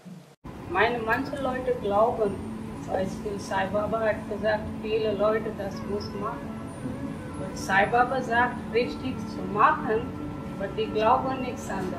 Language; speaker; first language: German; non-native, learner; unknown